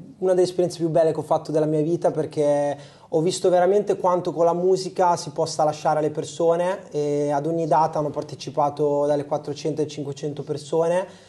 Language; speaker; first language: Italian; native; Italian